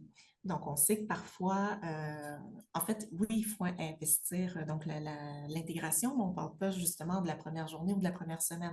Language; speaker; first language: French; native; French